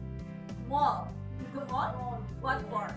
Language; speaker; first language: English; non-native, learner; Indonesian